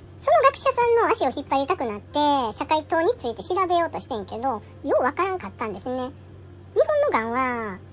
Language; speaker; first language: Japanese; native; Japanese